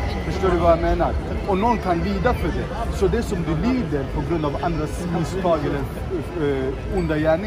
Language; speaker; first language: Swedish; non-native, fluent; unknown